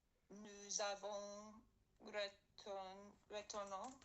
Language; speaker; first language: French; non-native, learner; English